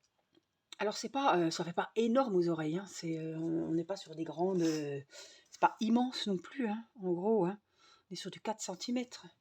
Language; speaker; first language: French; native; French